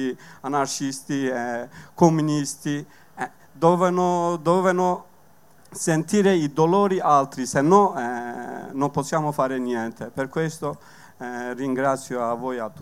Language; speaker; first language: Italian; non-native, learner; Kurdish